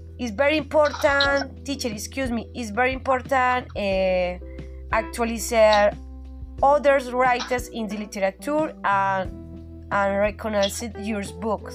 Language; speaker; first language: English; non-native, learner; Spanish